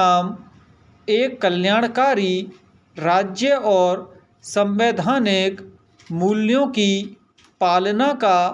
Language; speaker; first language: Hindi; native; Hindi